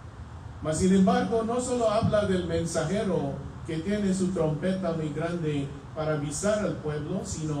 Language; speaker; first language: Spanish; non-native, fluent; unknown